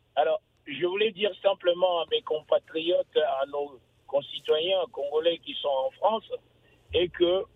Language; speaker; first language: French; non-native, local second language; Lingala